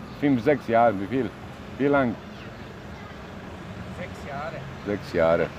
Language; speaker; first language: German; non-native, learner; Bosnian